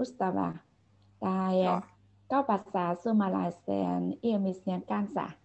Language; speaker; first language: Finnish; non-native, learner; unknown